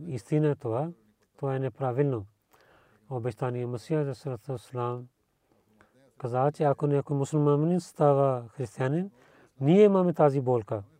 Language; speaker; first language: Bulgarian; non-native, learner; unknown